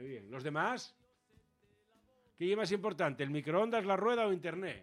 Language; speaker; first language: Spanish; native; Spanish